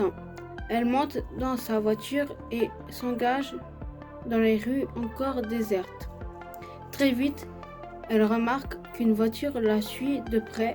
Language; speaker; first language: French; native; French